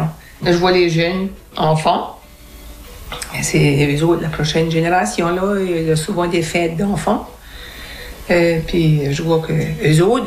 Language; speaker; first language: French; native; French